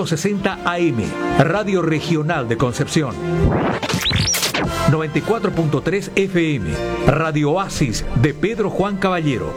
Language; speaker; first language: Spanish; native; Spanish